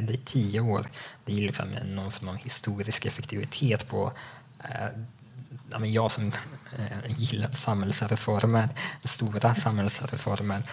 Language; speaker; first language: Swedish; native; Swedish